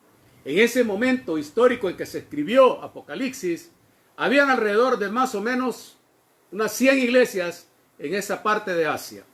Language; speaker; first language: Spanish; native; Spanish